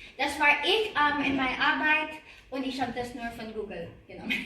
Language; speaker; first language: German; non-native, learner; Filipino